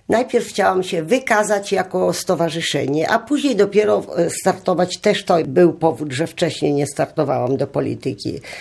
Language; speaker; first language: Polish; native; Polish